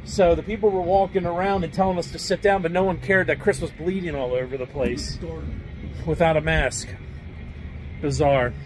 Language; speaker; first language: English; native; English